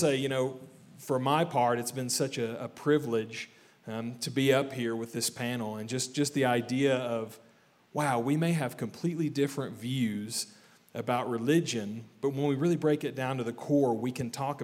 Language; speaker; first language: English; native; English